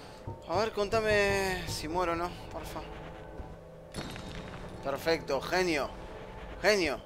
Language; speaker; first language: Spanish; native; Spanish